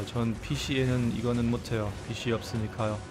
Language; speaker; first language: Korean; non-native, fluent; German